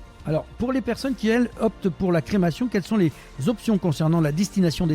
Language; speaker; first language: French; native; French